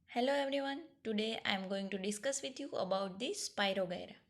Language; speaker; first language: English; non-native, local second language; Gujarati